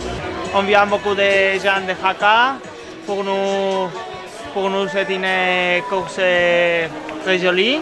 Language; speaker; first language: French; non-native, fluent; Spanish